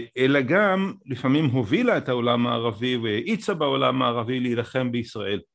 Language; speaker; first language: Hebrew; native; Hebrew